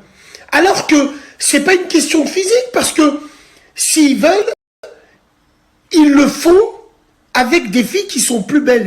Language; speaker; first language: French; native; French